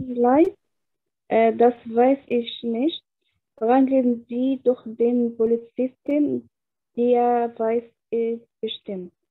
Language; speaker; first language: German; non-native, learner; Arabic